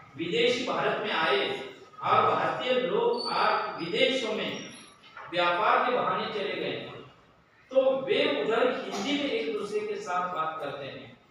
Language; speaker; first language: Hindi; non-native, local second language; Marathi